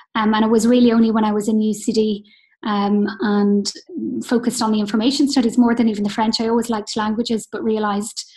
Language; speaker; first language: English; native; English